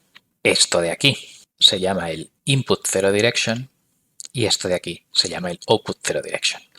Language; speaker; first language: Spanish; native; Spanish